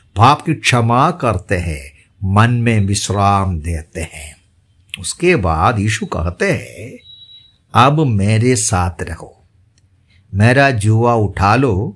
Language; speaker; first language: Hindi; non-native, local second language; Malayalam